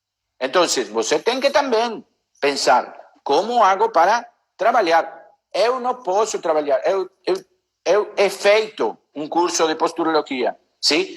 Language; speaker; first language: Portuguese; non-native, learner; Spanish